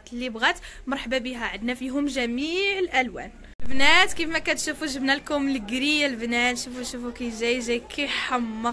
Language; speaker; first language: Arabic; native; Arabic